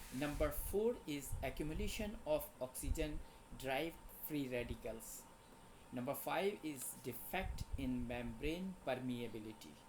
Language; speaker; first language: English; non-native, local second language; Urdu